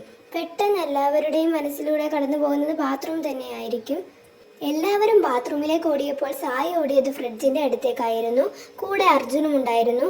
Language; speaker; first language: Malayalam; native; Malayalam